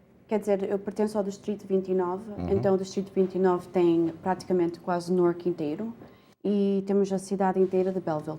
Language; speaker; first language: Portuguese; early bilingual, other home language; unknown